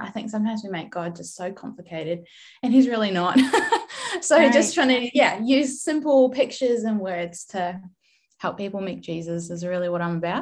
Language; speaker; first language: English; native; English